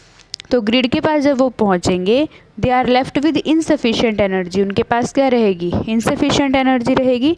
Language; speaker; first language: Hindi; native; Hindi